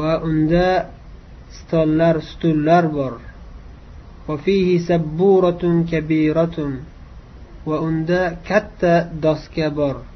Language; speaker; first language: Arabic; non-native, fluent; Uzbek